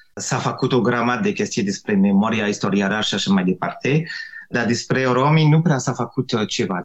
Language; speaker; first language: Romanian; non-native, fluent; French